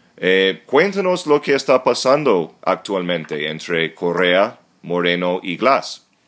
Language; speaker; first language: Spanish; non-native, fluent; English